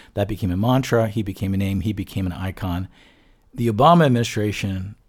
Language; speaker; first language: English; native; English